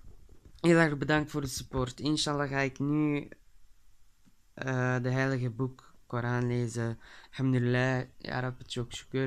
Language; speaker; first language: Dutch; early bilingual, other home language; Turkish